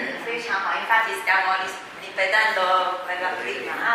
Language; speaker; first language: Italian; non-native, fluent; Chinese